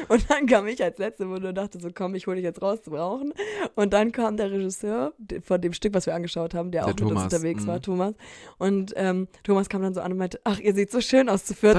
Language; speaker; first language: German; native; German